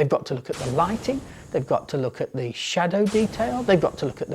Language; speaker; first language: English; native; English